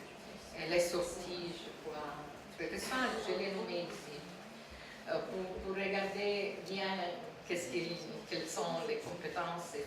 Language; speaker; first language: French; non-native, fluent; Italian